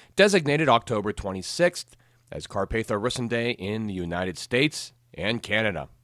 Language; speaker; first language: English; native; English